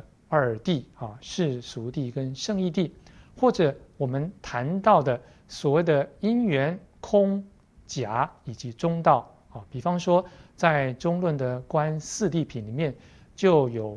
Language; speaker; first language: Chinese; native; Chinese